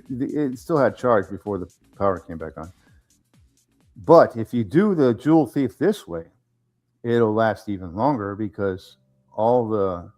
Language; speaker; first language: English; native; English